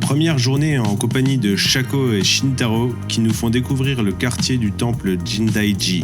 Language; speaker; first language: French; native; French